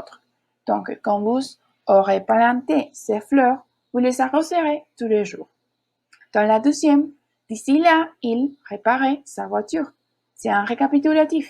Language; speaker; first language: French; non-native, learner; Spanish